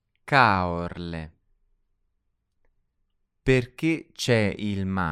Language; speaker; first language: Italian; non-native, learner; English